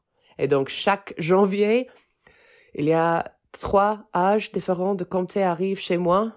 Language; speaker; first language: French; non-native, fluent; English